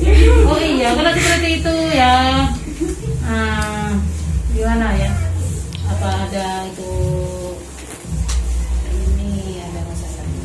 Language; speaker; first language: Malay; non-native, local second language; Madurese